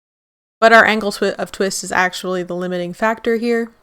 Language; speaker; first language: English; native; English